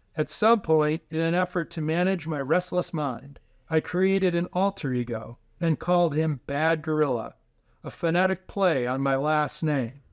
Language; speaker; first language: English; native; English